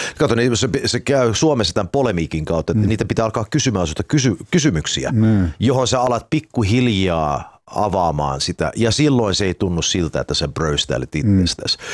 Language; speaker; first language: Finnish; early bilingual, heritage; Finnish